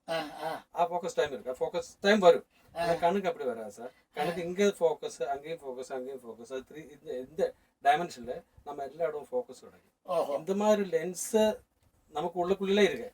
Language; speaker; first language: Tamil; non-native, learner; Malayalam